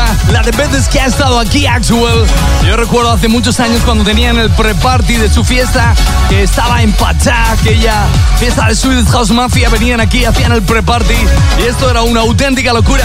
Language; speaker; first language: Spanish; native; Spanish